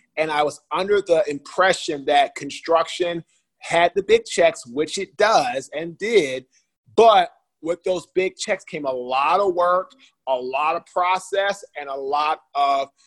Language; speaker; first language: English; native; English